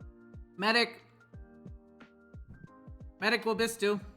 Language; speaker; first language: German; non-native, learner; English